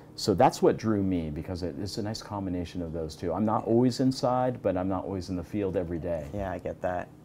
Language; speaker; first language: English; native; English